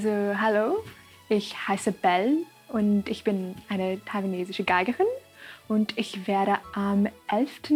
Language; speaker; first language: German; non-native, fluent; Chinese